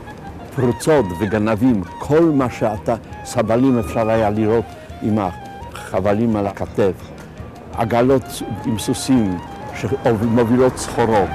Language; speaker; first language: Hebrew; non-native, fluent; Polish